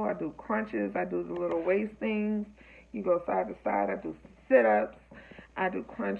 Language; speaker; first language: English; native; English